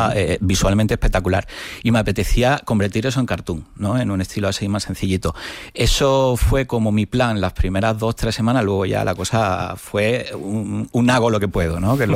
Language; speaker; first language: Spanish; native; Spanish